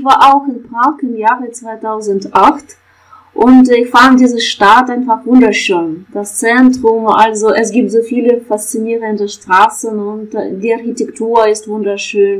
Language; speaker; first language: German; non-native, fluent; Russian